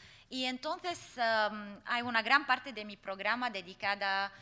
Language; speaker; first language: Spanish; non-native, fluent; Arabic